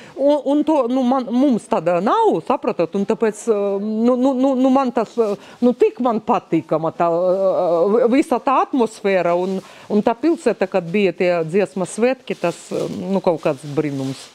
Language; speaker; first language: Latvian; non-native, learner; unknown